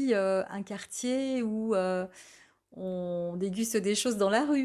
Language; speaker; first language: French; native; French